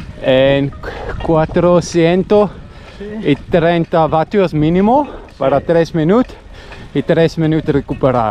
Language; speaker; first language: Spanish; non-native, learner; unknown